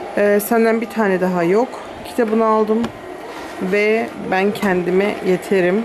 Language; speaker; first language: Turkish; early bilingual, heritage; Turkish